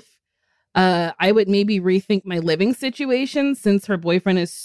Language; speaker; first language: English; native; English